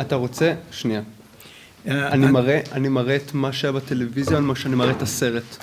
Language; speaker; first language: Hebrew; native; Hebrew